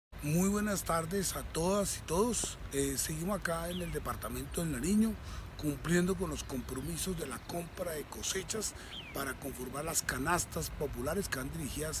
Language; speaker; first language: Spanish; native; Spanish